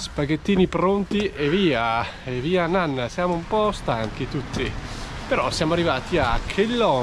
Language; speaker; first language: Italian; native; Italian